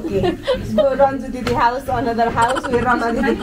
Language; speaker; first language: English; non-native, learner; Nepali